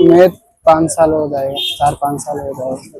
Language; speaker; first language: Hindi; non-native, local second language; Odia